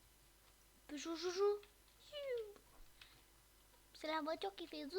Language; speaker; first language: French; native; French